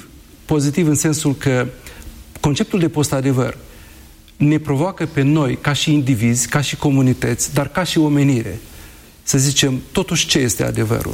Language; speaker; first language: Romanian; native; Romanian